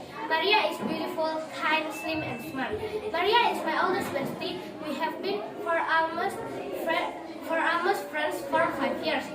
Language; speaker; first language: English; non-native, learner; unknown